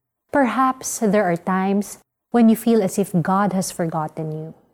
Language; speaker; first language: English; non-native, local second language; Filipino